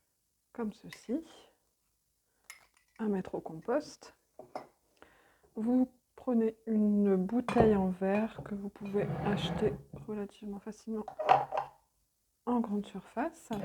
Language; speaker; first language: French; native; French